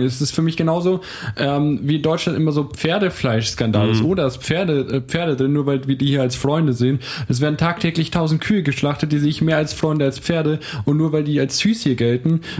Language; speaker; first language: German; native; German